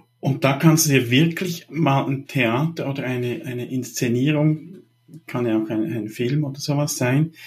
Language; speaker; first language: German; native; German